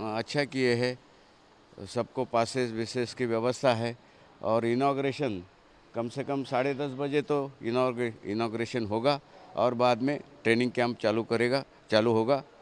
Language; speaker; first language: Hindi; non-native, local second language; Marathi